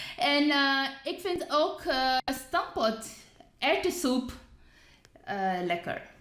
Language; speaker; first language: Dutch; non-native, learner; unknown